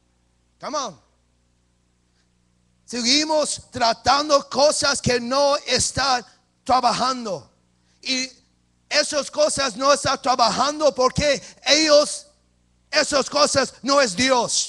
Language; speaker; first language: Spanish; early bilingual, heritage; English